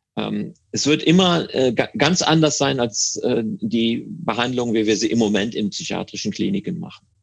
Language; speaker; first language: German; native; German